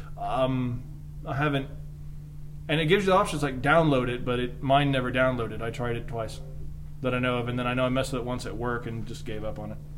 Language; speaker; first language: English; native; English